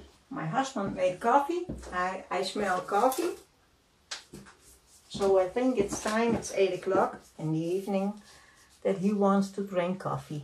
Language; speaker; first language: English; non-native, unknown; Dutch